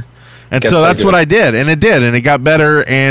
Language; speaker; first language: English; native; English